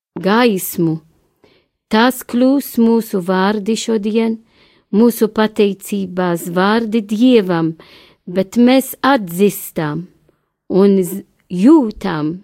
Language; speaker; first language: Latvian; non-native, learner; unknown